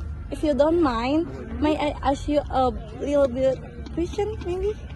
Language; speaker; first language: English; non-native, learner; Indonesian